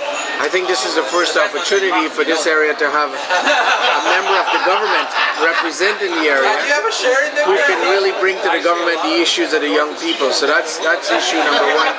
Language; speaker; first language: English; native; English